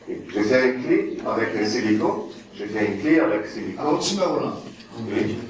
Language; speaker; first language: French; non-native, learner; German